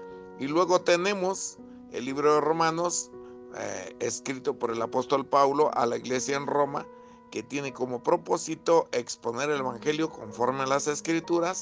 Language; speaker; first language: Spanish; native; Spanish